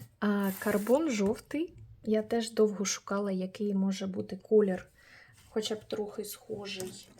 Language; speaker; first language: Ukrainian; native; Ukrainian